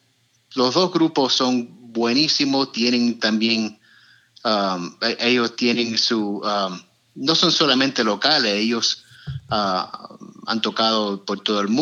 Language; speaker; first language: Spanish; early bilingual, heritage; Spanish